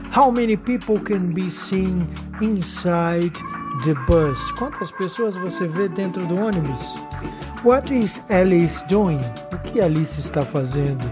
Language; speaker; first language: English; non-native, fluent; Portuguese